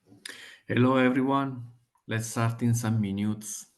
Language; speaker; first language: English; non-native, fluent; Italian